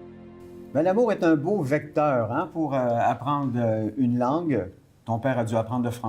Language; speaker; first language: French; native; French